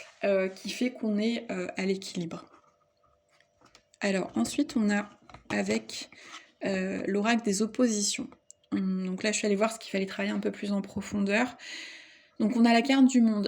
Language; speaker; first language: French; native; French